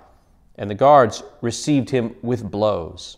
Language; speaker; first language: English; native; English